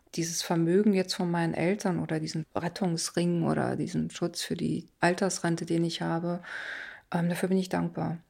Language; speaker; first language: German; native; German